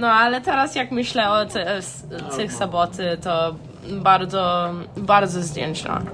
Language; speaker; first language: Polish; early bilingual, heritage; English